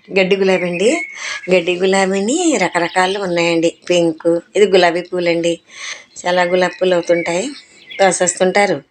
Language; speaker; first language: Telugu; non-native, local second language; Urdu